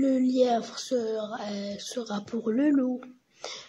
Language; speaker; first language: French; non-native, learner; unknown